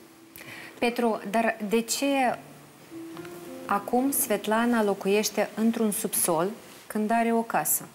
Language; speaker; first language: Romanian; native; Romanian